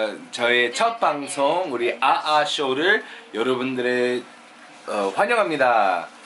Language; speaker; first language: Korean; early bilingual, heritage; Korean